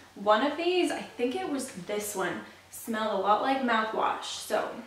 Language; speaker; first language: English; native; English